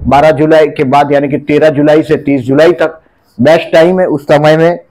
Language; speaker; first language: Hindi; native; Hindi